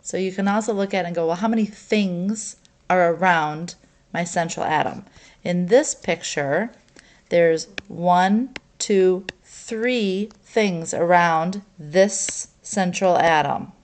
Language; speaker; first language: English; native; English